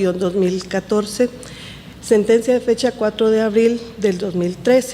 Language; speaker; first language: Spanish; native; Spanish